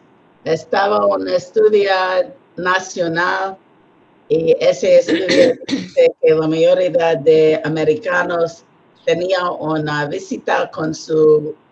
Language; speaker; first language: Spanish; non-native, learner; English